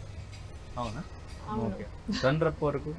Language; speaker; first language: Telugu; native; Telugu